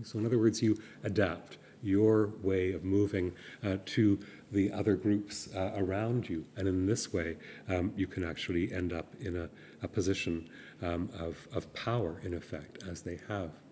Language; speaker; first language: English; native; English